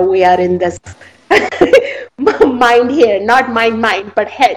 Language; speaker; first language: English; non-native, local second language; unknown